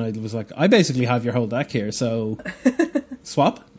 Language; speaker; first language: English; native; English